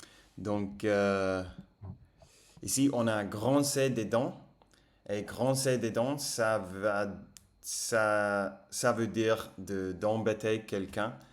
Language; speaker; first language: French; non-native, fluent; English